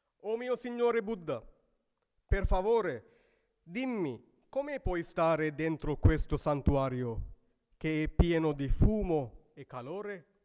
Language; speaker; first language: Italian; non-native, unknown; Sinhala